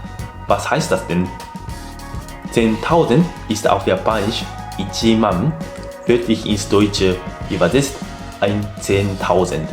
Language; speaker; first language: German; non-native, fluent; Japanese